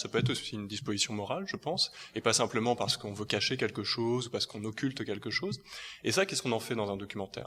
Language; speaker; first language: French; native; French